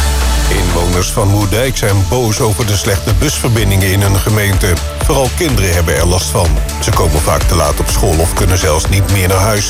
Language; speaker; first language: Dutch; native; Dutch